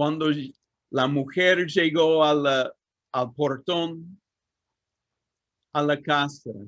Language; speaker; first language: Spanish; non-native, learner; English